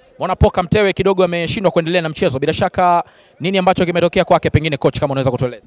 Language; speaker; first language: Swahili; native; Swahili